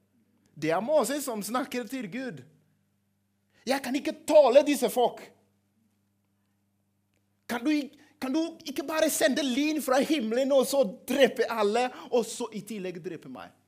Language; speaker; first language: Norwegian; non-native, fluent; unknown